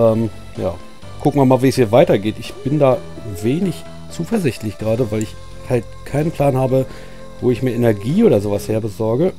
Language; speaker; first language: German; native; German